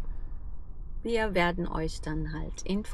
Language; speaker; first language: German; non-native, fluent; Arabic